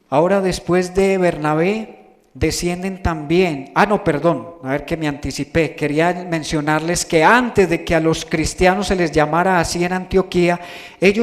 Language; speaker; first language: Spanish; native; Spanish